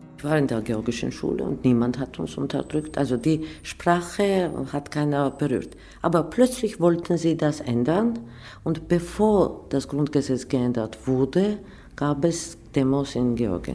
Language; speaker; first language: German; non-native, fluent; Georgian